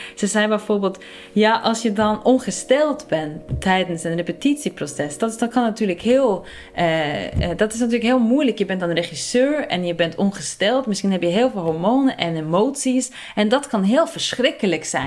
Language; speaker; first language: Dutch; non-native, fluent; Norwegian